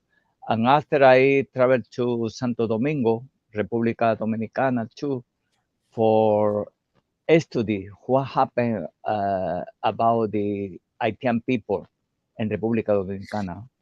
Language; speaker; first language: English; non-native, learner; Spanish